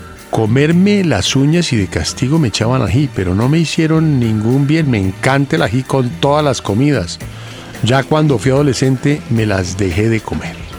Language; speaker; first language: Spanish; native; Spanish